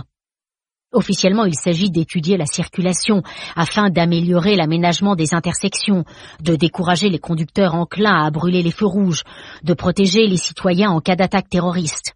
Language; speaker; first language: French; native; French